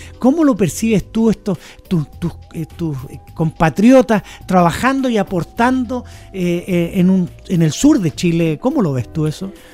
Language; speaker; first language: Spanish; native; Spanish